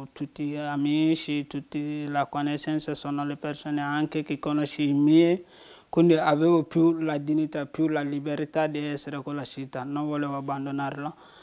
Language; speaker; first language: Italian; non-native, learner; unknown